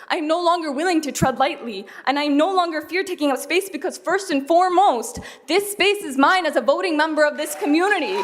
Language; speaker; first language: English; early bilingual, other home language; Arabic